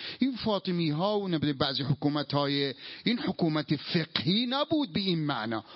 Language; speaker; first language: Persian; non-native, fluent; Arabic